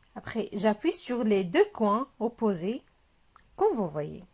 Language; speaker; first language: French; non-native, local second language; Arabic